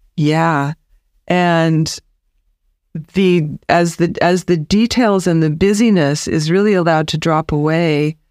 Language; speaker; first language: English; native; English